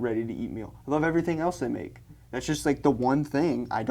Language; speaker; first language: English; native; English